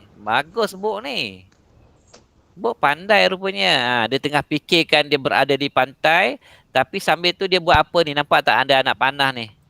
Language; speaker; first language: Malay; native; Malay